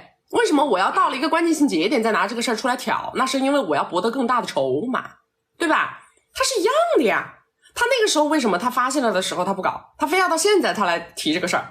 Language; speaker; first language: Chinese; native; Chinese